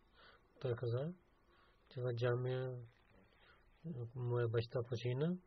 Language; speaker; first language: Bulgarian; non-native, learner; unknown